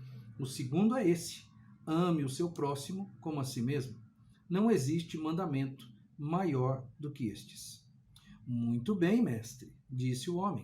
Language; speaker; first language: Portuguese; native; Portuguese